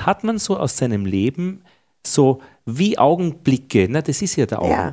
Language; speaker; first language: German; native; German